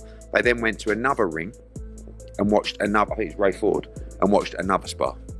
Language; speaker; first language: English; native; English